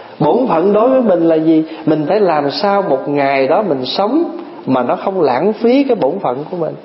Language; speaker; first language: Vietnamese; early bilingual, other home language; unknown